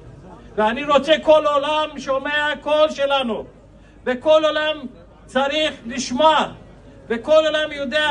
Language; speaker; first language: Hebrew; non-native, fluent; Azerbaijani